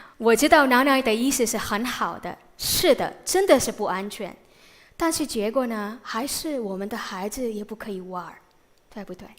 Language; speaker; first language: Chinese; non-native, fluent; Indonesian